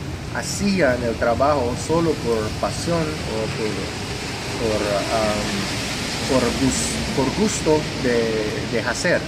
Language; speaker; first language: Spanish; non-native, fluent; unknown